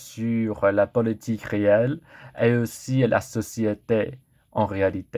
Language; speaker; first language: French; non-native, learner; English